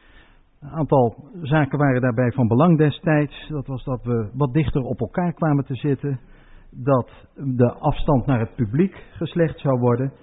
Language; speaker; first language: Dutch; native; Dutch